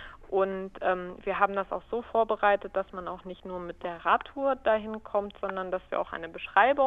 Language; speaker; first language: German; native; German